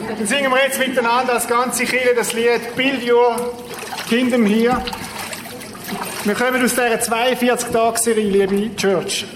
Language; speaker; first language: German; native; German